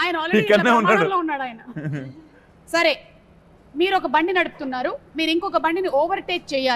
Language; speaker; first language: Telugu; native; Telugu